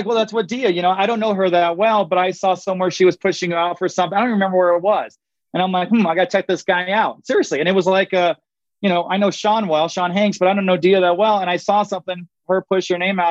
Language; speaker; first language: English; native; English